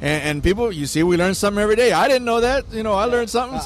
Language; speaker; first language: English; early bilingual, other home language; Spanish